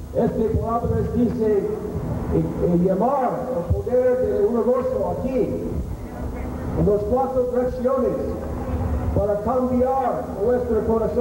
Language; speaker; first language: Spanish; non-native, learner; English